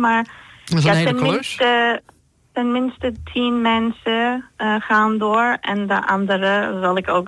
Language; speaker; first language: Dutch; non-native, fluent; Turkish